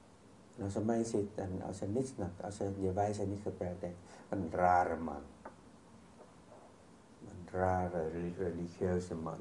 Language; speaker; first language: Dutch; non-native, fluent; Vietnamese